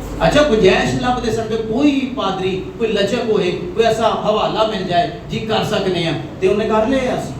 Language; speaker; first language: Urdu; non-native, local second language; Punjabi